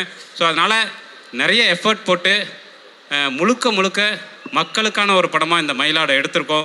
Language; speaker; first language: Tamil; native; Tamil